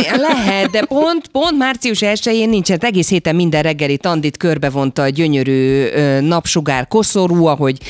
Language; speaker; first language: Hungarian; native; Hungarian